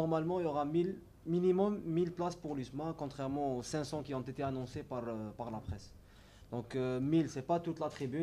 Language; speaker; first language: French; non-native, local second language; Arabic